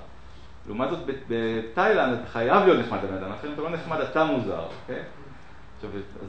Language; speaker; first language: Hebrew; native; Hebrew